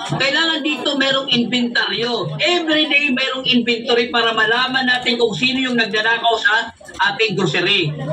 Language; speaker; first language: Filipino; non-native, local second language; Waray